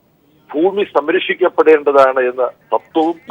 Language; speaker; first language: Malayalam; native; Malayalam